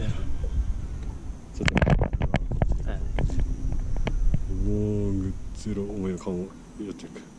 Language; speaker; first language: Japanese; native; Japanese